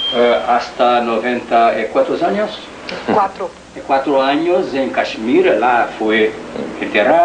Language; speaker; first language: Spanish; non-native, learner; Portuguese